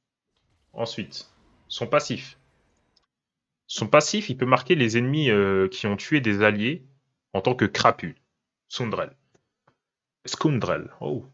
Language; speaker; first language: French; native; French